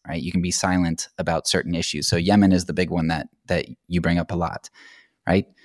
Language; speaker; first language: English; native; English